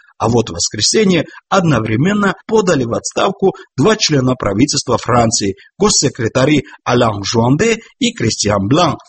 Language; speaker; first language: Russian; non-native, local second language; Georgian